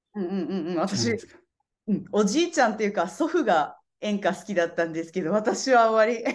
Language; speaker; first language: Japanese; native; Japanese